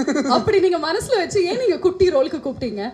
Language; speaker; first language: Tamil; native; Tamil